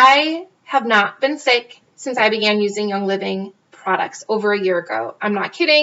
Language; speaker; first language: English; native; English